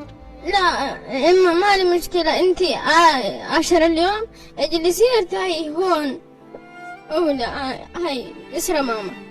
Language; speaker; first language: Arabic; non-native, learner; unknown